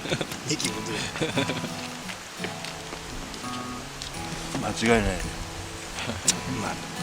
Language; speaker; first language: Japanese; native; Japanese